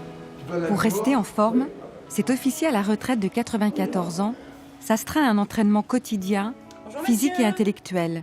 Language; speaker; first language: French; native; French